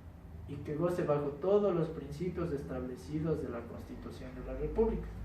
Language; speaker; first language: Spanish; native; Spanish